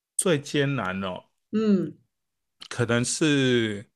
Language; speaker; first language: Chinese; non-native, local second language; Cantonese